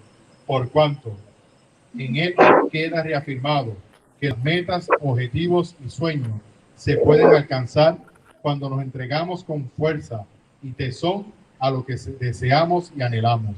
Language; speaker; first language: Spanish; native; Spanish